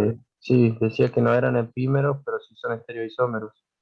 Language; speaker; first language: Spanish; native; Spanish